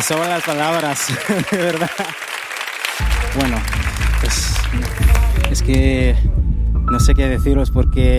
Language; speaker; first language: Spanish; non-native, fluent; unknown